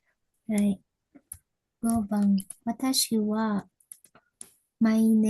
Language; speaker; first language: Japanese; non-native, learner; Filipino